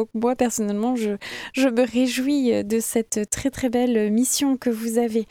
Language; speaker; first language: French; native; French